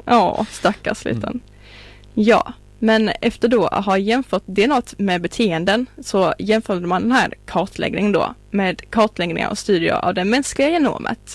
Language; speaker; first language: Swedish; native; Swedish